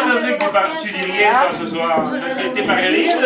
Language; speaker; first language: French; native; French